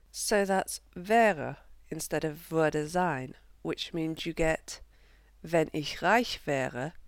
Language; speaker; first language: German; non-native, fluent; English